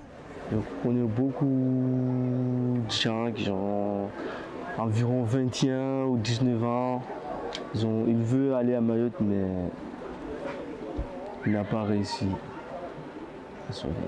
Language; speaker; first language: French; non-native, learner; Comorian